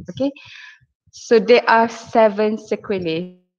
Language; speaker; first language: English; non-native, local second language; Malay